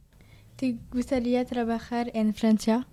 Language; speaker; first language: Spanish; non-native, learner; French